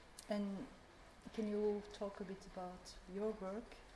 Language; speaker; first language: English; non-native, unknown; French